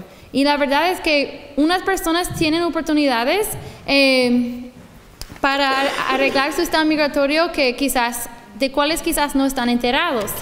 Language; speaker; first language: Spanish; non-native, fluent; English